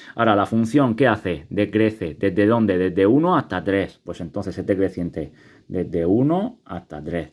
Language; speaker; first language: Spanish; native; Spanish